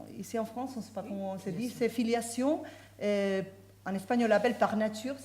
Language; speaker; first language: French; non-native, fluent; Spanish